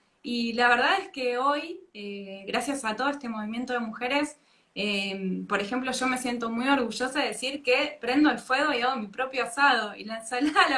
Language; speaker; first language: Spanish; native; Spanish